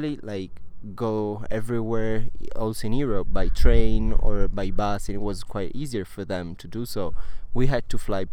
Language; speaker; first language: English; non-native, fluent; Italian